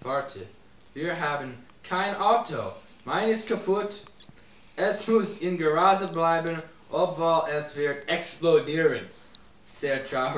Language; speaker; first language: German; non-native, learner; English